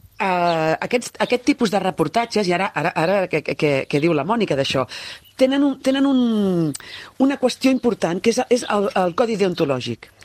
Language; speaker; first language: Catalan; native; Catalan